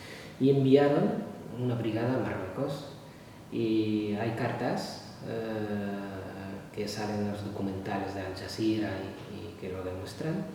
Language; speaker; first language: Spanish; non-native, fluent; Arabic